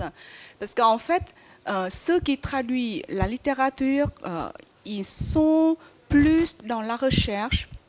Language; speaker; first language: French; non-native, fluent; Vietnamese